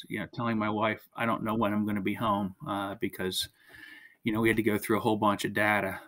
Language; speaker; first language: English; native; English